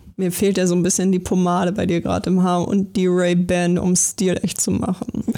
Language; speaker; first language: German; native; German